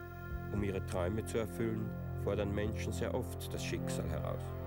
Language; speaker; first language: German; native; German